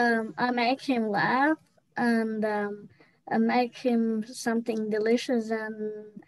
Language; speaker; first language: English; non-native, learner; Croatian